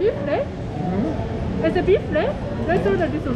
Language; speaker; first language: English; non-native, learner; Korean